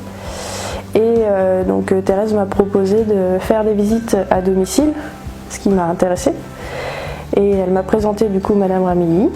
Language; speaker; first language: French; native; French